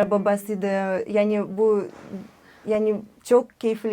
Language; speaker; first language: Turkish; non-native, learner; Russian